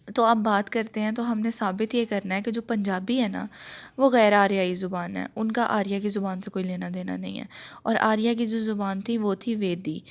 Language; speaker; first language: Urdu; non-native, local second language; Punjabi